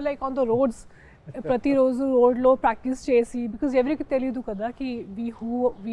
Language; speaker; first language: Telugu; non-native, local second language; Hindi